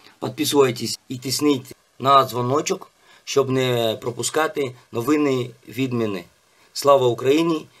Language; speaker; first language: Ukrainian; non-native, fluent; Russian